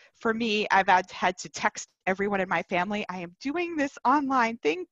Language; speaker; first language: English; native; English